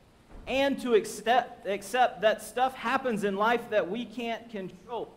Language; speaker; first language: English; native; English